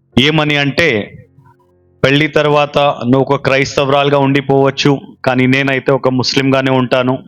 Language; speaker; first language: Telugu; non-native, local second language; Urdu